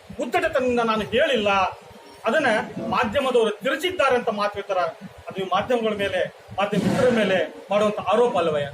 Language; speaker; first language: Kannada; native; Kannada